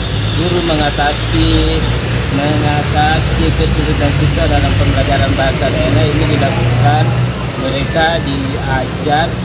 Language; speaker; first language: Indonesian; native; Indonesian